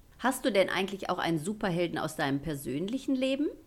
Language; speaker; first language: German; native; German